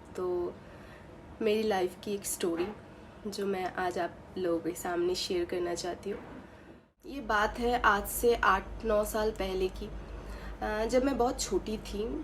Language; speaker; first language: Hindi; non-native, local second language; Bangla